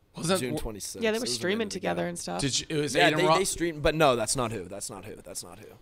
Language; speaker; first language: English; native; English